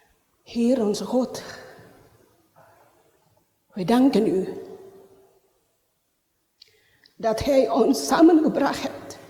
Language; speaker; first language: Dutch; non-native, learner; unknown